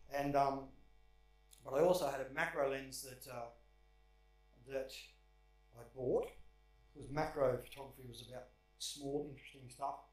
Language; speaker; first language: English; native; English